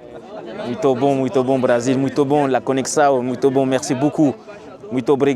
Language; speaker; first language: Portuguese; non-native, learner; French